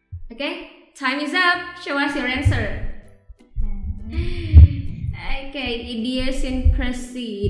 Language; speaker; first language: English; non-native, fluent; Indonesian